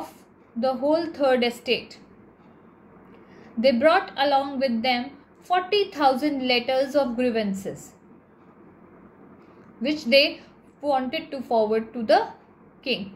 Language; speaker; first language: English; non-native, local second language; Hindi